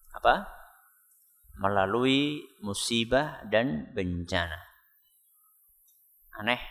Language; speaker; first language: Indonesian; non-native, local second language; Javanese